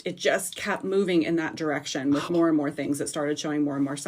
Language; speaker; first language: English; native; English